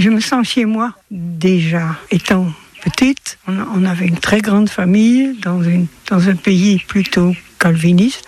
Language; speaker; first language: French; non-native, fluent; Dutch